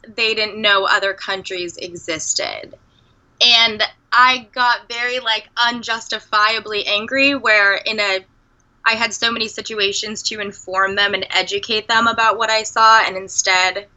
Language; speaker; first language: English; native; English